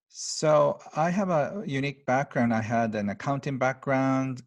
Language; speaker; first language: English; non-native, fluent; Japanese